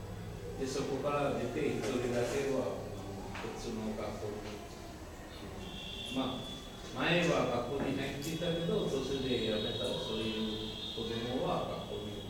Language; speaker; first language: Japanese; non-native, learner; Bangla